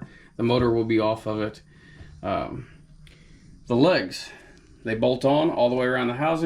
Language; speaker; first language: English; native; English